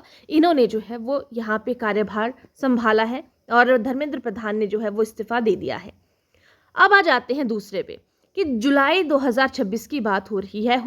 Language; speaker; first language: Hindi; native; Hindi